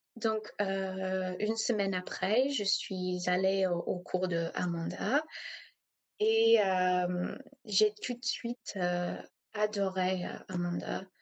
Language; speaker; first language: French; non-native, fluent; English